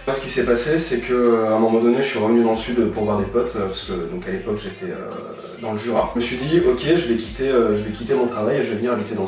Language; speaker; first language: French; native; French